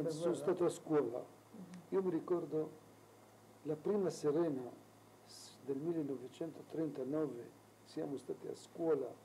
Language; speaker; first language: Italian; non-native, local second language; Arabic